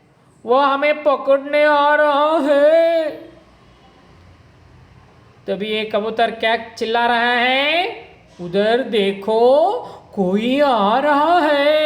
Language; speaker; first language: Hindi; non-native, local second language; Kannada